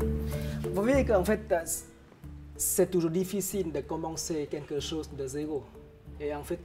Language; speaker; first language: French; non-native, fluent; Vietnamese